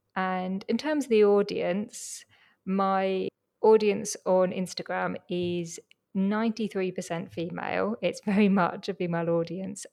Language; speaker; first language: English; native; English